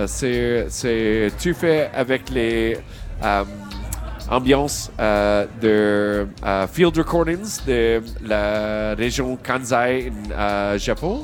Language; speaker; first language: French; non-native, learner; English